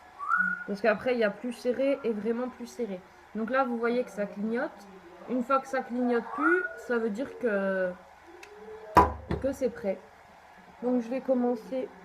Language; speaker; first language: French; native; French